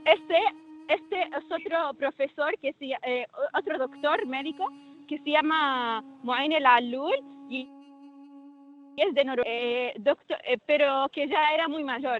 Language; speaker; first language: Spanish; non-native, fluent; Arabic